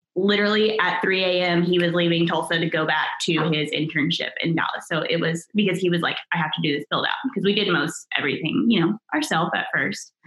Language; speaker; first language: English; native; English